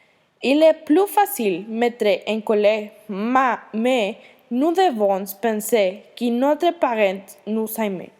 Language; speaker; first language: French; non-native, learner; Spanish